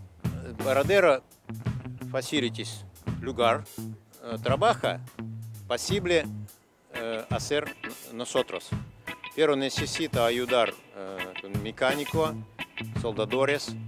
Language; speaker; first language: Spanish; non-native, learner; Russian